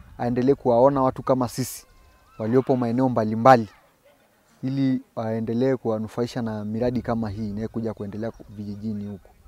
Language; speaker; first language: Swahili; non-native, local second language; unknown